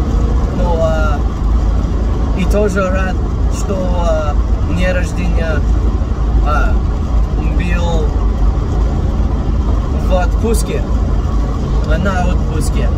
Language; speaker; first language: Russian; non-native, learner; English